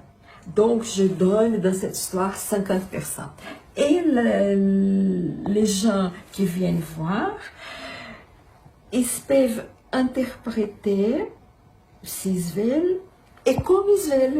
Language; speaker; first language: French; non-native, fluent; Portuguese